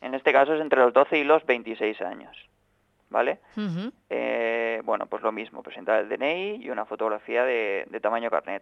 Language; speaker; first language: Spanish; native; Spanish